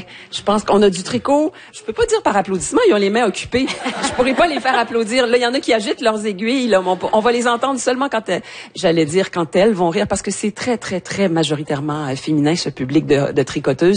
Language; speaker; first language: French; native; French